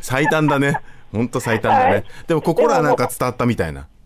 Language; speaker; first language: Japanese; native; Japanese